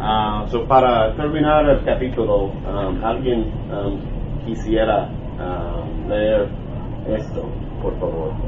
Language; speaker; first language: Spanish; non-native, learner; English